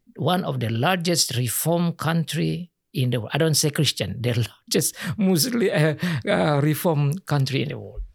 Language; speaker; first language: English; non-native, learner; Indonesian